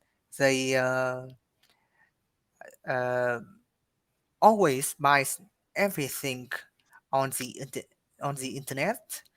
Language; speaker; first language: English; non-native, learner; Vietnamese